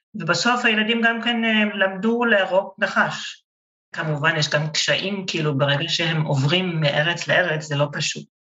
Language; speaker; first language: Hebrew; non-native, fluent; German